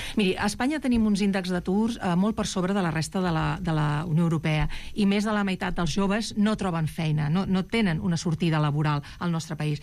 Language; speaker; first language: Catalan; non-native, local second language; Spanish